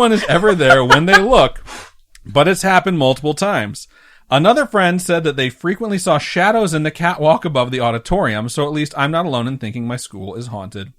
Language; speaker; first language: English; native; English